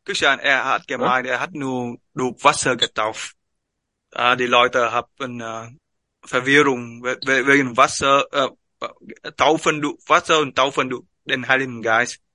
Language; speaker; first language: German; non-native, learner; Vietnamese